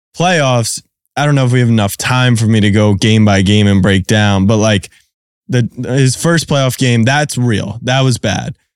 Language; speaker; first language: English; native; English